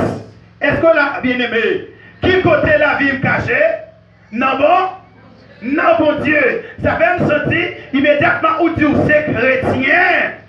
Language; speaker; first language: French; non-native, local second language; Haitian Creole